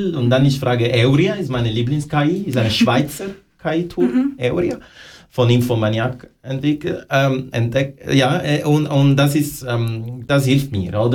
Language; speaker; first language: German; non-native, fluent; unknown